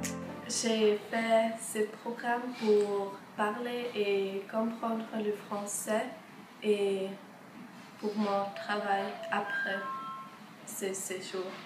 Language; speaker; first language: French; non-native, learner; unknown